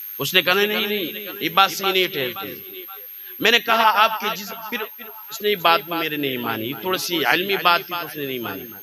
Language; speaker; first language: Urdu; non-native, local second language; Pashto